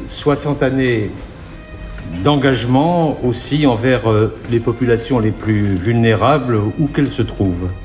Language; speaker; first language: French; native; French